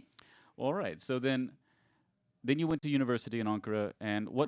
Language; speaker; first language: English; native; English